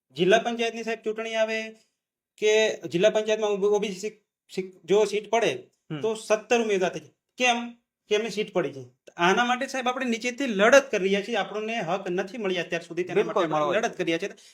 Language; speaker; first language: Gujarati; native; Gujarati